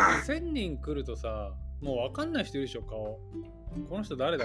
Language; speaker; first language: Japanese; native; Japanese